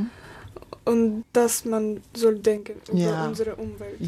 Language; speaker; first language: German; non-native, learner; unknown